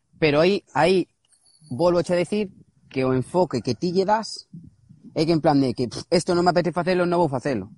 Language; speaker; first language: Galician; native; Galician